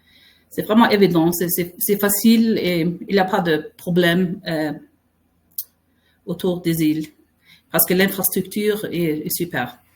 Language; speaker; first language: French; non-native, fluent; Faroese